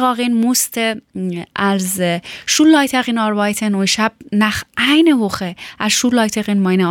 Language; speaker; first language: German; non-native, learner; Persian